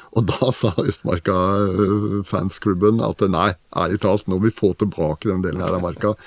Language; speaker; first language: Norwegian; native; Norwegian